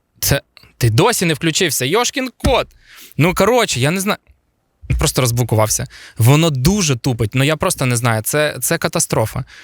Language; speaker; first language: Ukrainian; non-native, local second language; Russian